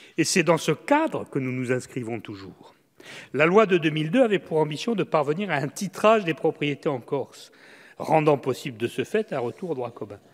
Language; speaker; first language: French; native; French